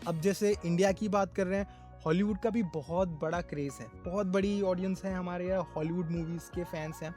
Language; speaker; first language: Hindi; non-native, local second language; Gujarati